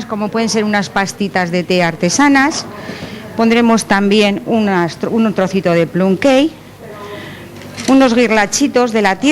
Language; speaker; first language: Spanish; native; Spanish